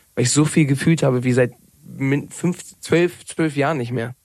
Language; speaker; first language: German; non-native, fluent; Spanish